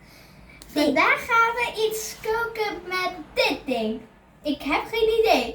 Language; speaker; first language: Dutch; early bilingual, other home language; Urdu